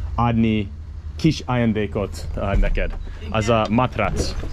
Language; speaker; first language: Hungarian; non-native, learner; English